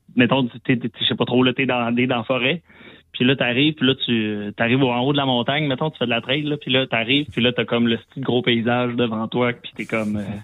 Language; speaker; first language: French; native; French